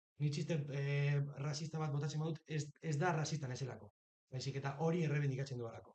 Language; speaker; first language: Basque; non-native, local second language; Spanish